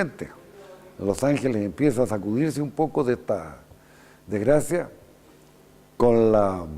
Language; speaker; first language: Spanish; native; Spanish